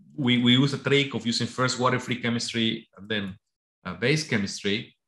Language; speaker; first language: English; non-native, fluent; Spanish